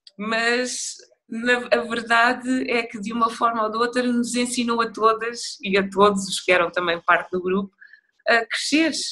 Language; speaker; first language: Portuguese; early bilingual, other home language; Upper Guinea Crioulo